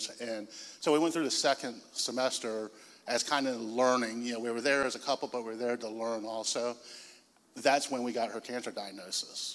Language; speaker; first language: English; native; English